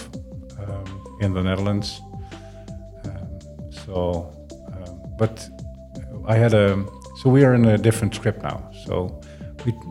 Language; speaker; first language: English; non-native, fluent; Dutch